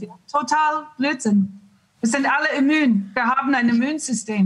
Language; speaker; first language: German; non-native, learner; English